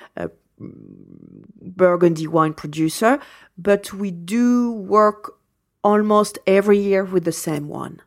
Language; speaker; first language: English; non-native, fluent; French